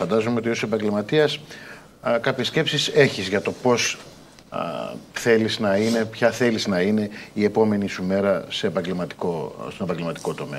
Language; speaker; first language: Greek; native; Greek